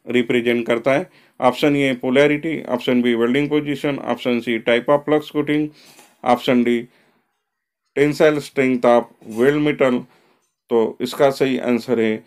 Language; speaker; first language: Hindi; non-native, local second language; Marathi